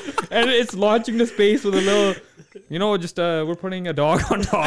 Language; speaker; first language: English; early bilingual, other home language; Punjabi